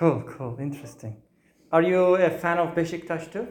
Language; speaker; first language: English; non-native, fluent; Turkish